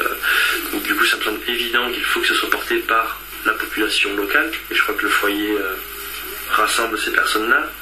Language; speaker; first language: French; native; French